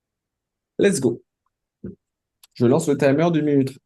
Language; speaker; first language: French; native; French